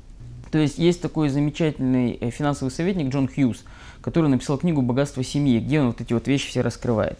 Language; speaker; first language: Russian; native; Russian